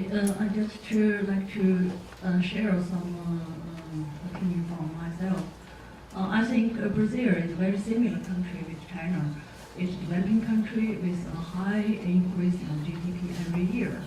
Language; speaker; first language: English; non-native, fluent; Chinese